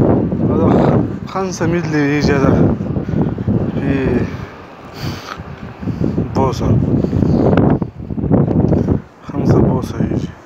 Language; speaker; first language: Arabic; non-native, learner; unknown